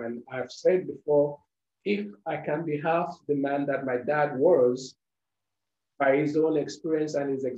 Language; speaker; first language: English; non-native, local second language; Yoruba